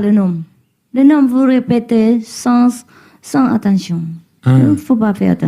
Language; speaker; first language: French; non-native, fluent; Vietnamese